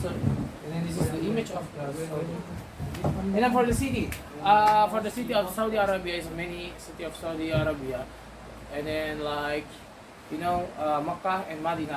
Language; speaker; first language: English; non-native, learner; Indonesian